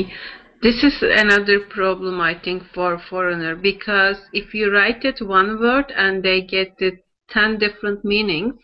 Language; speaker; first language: English; non-native, learner; Turkish